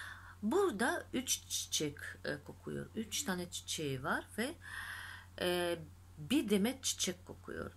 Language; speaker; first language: Turkish; non-native, fluent; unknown